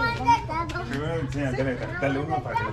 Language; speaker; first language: Spanish; native; Spanish